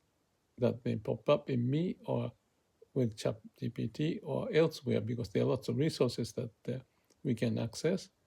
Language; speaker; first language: English; non-native, fluent; Japanese